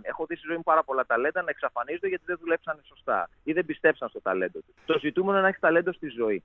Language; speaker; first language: Greek; native; Greek